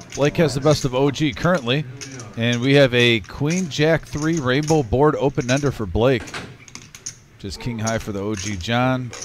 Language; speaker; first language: English; native; English